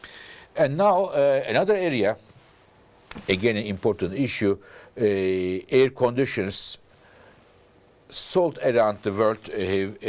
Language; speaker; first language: English; non-native, fluent; Turkish